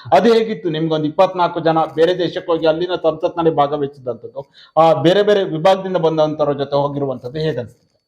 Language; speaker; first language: Kannada; native; Kannada